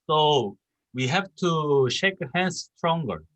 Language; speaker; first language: English; non-native, learner; Korean